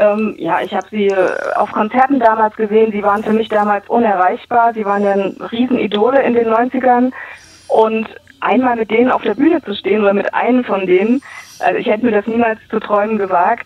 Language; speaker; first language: German; native; German